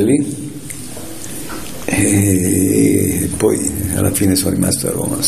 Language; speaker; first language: Italian; native; Italian